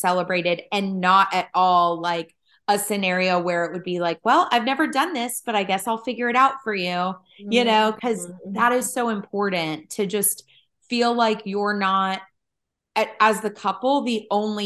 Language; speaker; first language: English; native; English